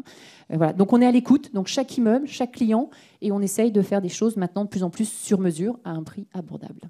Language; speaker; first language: French; native; French